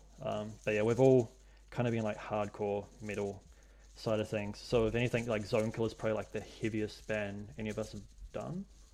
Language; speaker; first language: English; native; English